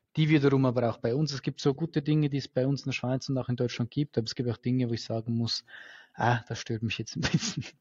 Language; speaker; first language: German; native; German